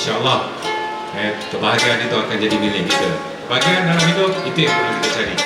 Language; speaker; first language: Malay; native; Malay